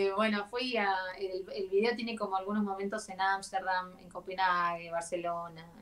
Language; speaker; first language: Spanish; native; Spanish